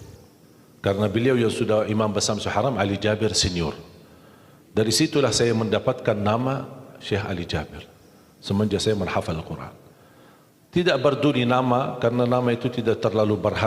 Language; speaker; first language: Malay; non-native, fluent; Arabic